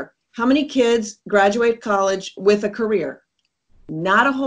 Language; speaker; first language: English; native; English